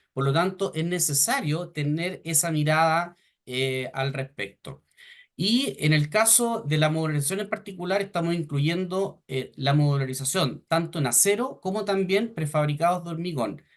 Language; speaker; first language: Spanish; native; Spanish